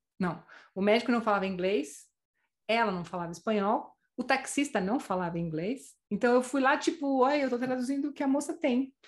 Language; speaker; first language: Portuguese; native; Portuguese